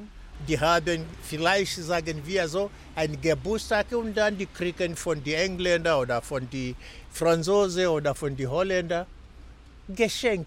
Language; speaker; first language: German; non-native, fluent; Swahili